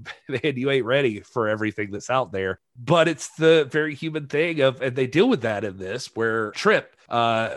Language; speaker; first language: English; native; English